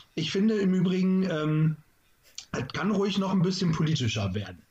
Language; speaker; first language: German; native; German